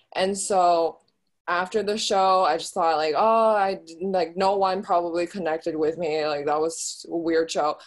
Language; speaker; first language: English; early bilingual, other home language; Chinese